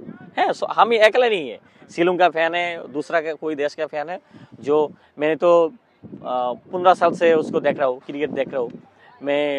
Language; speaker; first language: Hindi; non-native, learner; Bangla